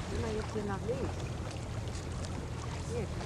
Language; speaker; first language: German; non-native, learner; English